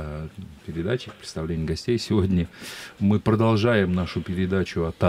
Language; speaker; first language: Russian; native; Russian